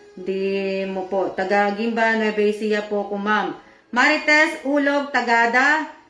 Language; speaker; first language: Filipino; native; Filipino